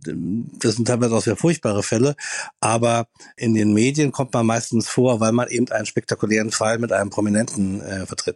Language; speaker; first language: German; native; German